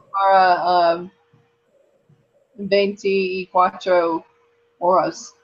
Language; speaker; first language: Spanish; non-native, learner; English